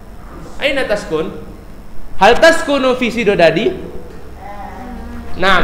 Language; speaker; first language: Arabic; non-native, fluent; Indonesian